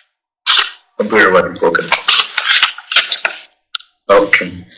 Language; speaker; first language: English; non-native, learner; Telugu